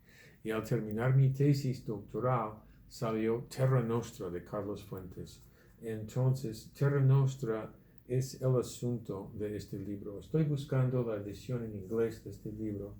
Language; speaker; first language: Spanish; non-native, fluent; English